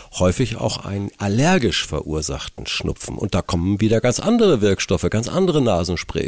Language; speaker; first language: German; native; German